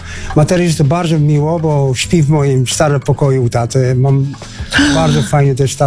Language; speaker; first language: Polish; non-native, fluent; Dutch